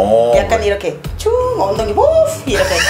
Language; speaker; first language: Korean; non-native, fluent; Spanish